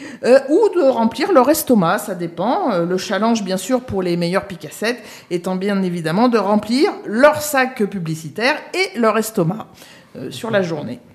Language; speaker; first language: French; native; French